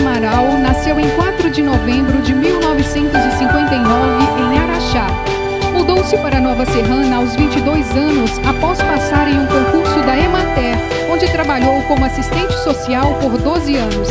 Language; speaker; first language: Portuguese; native; Portuguese